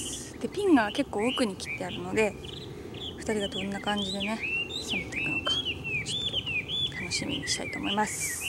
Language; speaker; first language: Japanese; native; Japanese